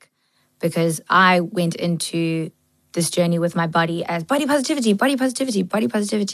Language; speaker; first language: English; native; English